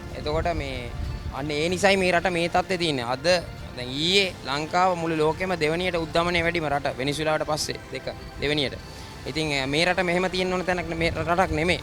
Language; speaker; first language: Sinhala; native; Sinhala